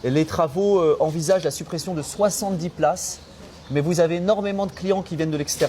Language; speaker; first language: French; native; French